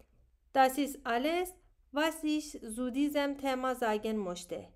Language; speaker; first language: German; non-native, learner; Persian